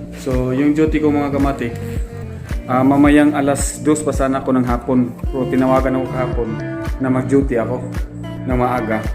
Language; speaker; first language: Filipino; non-native, local second language; Cebuano